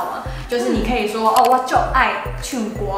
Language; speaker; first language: Chinese; native; Chinese